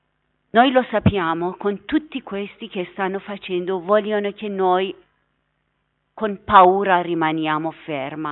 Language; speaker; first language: Italian; non-native, fluent; Persian